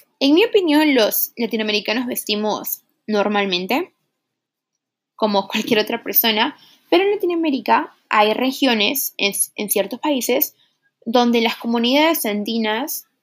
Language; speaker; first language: Spanish; early bilingual, heritage; Spanish